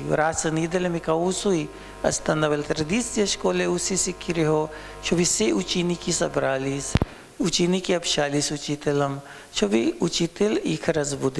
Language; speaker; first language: Russian; non-native, learner; Hindi